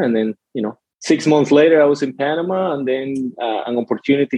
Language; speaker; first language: English; non-native, fluent; Spanish